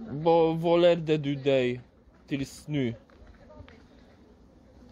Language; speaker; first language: Swedish; non-native, fluent; Polish